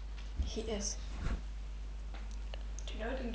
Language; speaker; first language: English; non-native, fluent; German